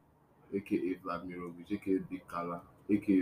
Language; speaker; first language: English; non-native, local second language; Igbo